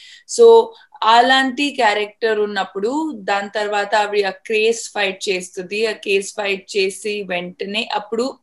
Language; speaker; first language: Telugu; non-native, fluent; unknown